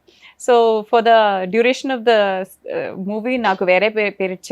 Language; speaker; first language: Telugu; non-native, learner; Malayalam